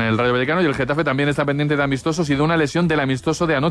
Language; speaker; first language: Spanish; native; Spanish